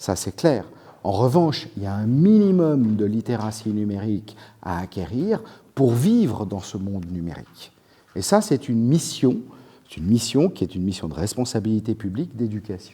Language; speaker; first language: French; native; French